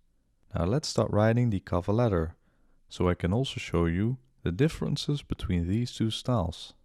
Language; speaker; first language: English; non-native, fluent; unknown